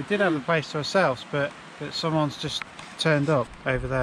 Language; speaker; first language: English; native; English